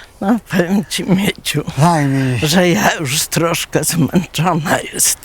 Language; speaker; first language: Polish; native; Polish